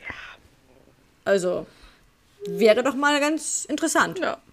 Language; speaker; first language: German; native; German